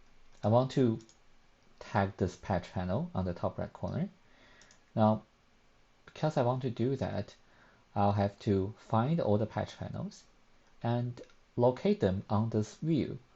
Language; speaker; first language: English; non-native, fluent; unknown